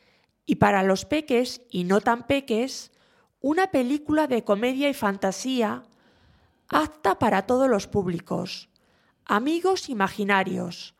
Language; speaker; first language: Spanish; native; Spanish